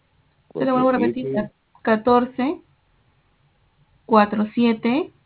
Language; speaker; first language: Spanish; native; Spanish